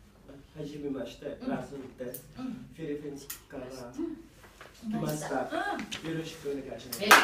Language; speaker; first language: Japanese; non-native, learner; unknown